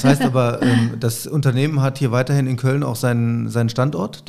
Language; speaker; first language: German; native; German